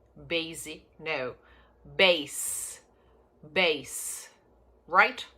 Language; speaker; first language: English; non-native, fluent; Portuguese